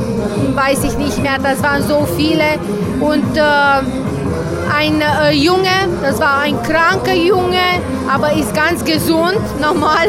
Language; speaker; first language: German; non-native, local second language; Romanian